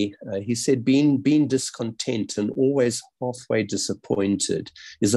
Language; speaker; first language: English; native; English